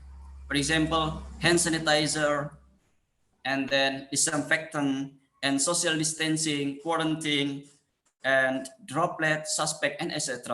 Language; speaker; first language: English; non-native, fluent; Indonesian